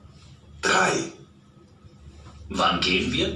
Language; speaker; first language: German; non-native, learner; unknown